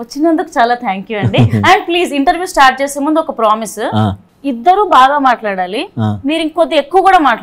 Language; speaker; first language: Telugu; native; Telugu